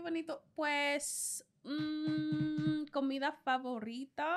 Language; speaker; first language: Spanish; non-native, learner; English